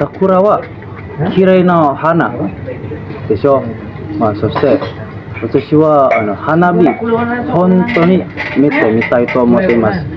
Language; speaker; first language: Japanese; non-native, learner; Indonesian